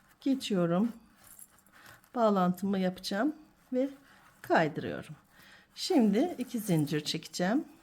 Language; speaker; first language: Turkish; native; Turkish